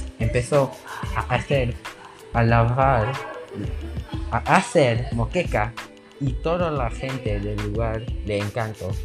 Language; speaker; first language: Spanish; non-native, learner; English